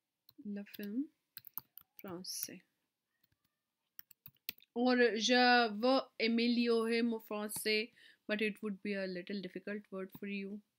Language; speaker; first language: French; non-native, fluent; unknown